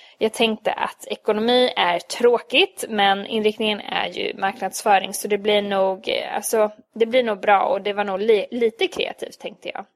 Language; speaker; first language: Swedish; early bilingual, other home language; Hungarian